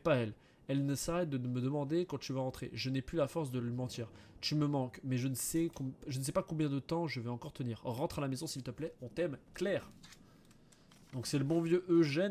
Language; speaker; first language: French; native; French